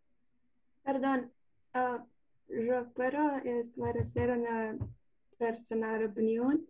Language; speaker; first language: Spanish; non-native, learner; Portuguese